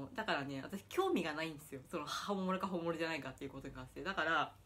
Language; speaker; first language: Japanese; native; Japanese